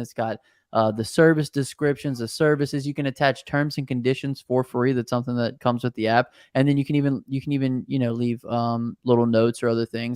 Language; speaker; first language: English; native; English